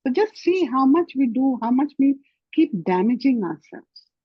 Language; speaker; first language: English; non-native, local second language; Hindi